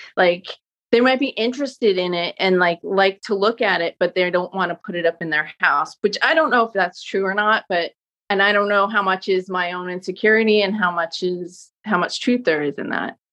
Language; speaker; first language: English; native; English